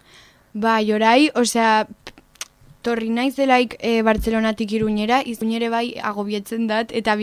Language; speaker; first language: Basque; non-native, learner; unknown